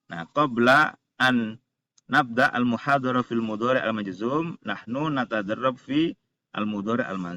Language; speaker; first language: Arabic; non-native, fluent; Indonesian